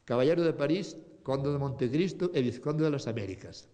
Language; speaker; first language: Spanish; non-native, local second language; Galician